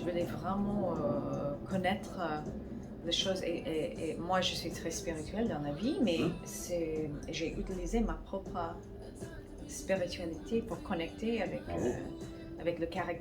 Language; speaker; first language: French; non-native, fluent; English